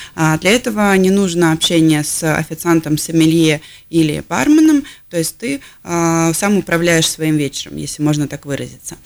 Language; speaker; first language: Russian; native; Russian